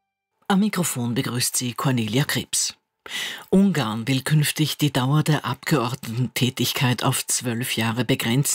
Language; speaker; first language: German; native; German